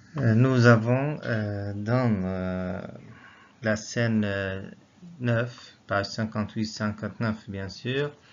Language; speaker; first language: French; non-native, local second language; Arabic